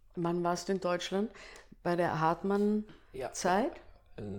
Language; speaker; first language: German; native; German